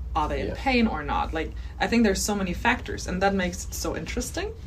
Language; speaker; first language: English; non-native, fluent; German